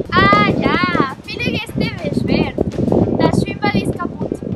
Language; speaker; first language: German; non-native, learner; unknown